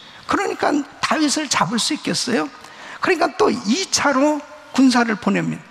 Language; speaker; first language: Korean; native; Korean